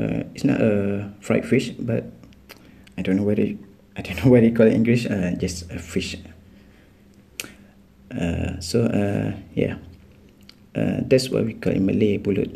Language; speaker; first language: English; non-native, local second language; Malay